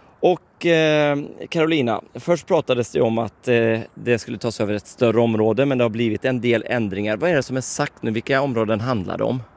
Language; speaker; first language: Swedish; native; Swedish